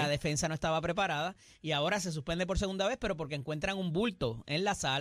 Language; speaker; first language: Spanish; native; Spanish